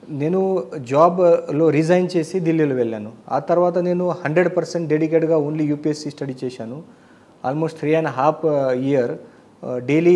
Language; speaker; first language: Telugu; non-native, learner; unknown